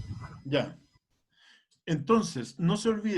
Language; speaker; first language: Spanish; native; Spanish